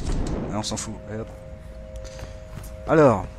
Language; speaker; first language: French; native; French